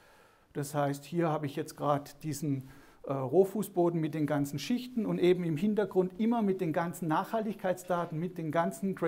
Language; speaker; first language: German; native; German